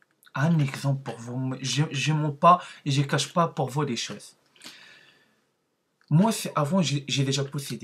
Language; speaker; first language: French; non-native, learner; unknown